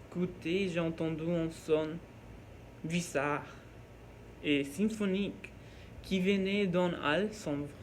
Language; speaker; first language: French; non-native, learner; Norwegian